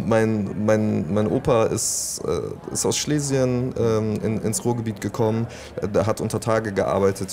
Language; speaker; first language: German; native; German